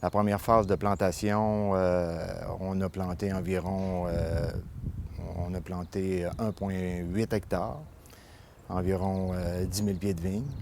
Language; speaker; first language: French; native; French